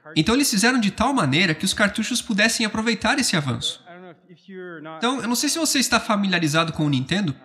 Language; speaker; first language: Portuguese; non-native, fluent; English